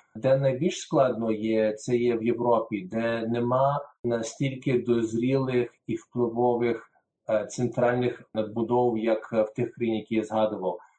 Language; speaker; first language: Ukrainian; early bilingual, heritage; Ukrainian